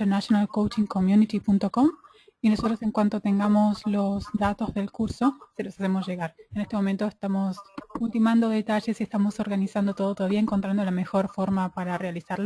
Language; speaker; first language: Spanish; native; Spanish